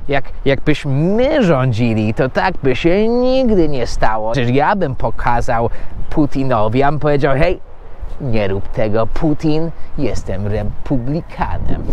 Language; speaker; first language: Polish; non-native, fluent; English